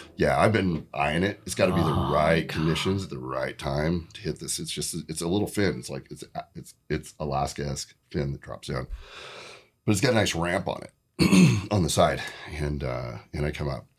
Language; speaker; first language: English; native; English